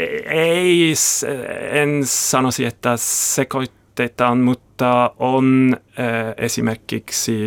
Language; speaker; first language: Finnish; non-native, learner; German